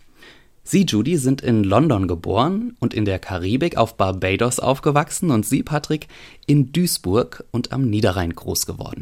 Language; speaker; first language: German; native; German